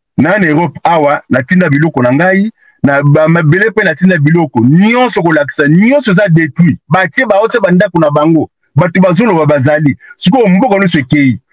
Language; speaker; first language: Lingala; non-native, local second language; Kongo